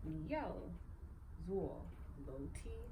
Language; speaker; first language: Chinese; non-native, learner; English